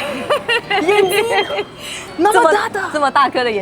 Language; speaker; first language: Chinese; native; Chinese